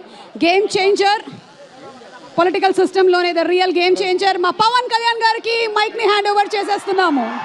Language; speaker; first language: Telugu; native; Telugu